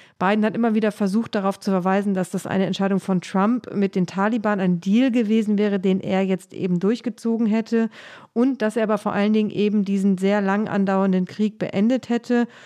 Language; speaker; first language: German; native; German